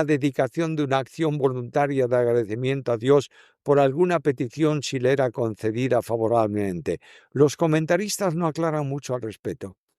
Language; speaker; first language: Spanish; native; Spanish